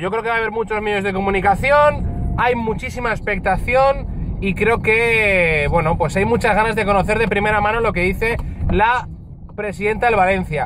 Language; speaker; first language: Spanish; native; Spanish